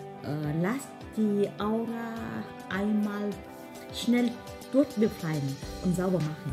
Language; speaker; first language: German; non-native, learner; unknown